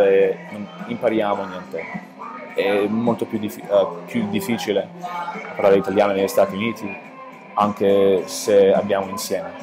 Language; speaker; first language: Italian; non-native, learner; English